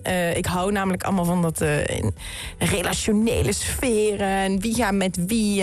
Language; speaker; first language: Dutch; native; Dutch